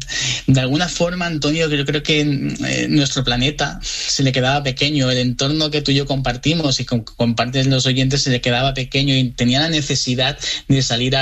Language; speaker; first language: Spanish; native; Spanish